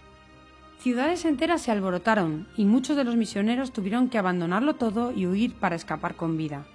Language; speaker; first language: Spanish; native; Spanish